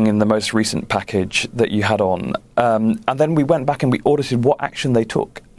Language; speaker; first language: English; native; English